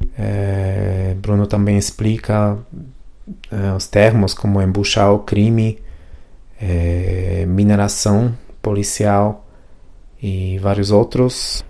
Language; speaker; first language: Portuguese; non-native, fluent; Polish